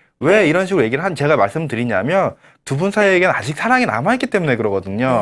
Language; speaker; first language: Korean; native; Korean